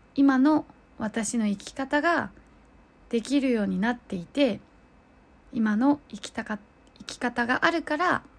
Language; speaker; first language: Japanese; early bilingual, other home language; Chinese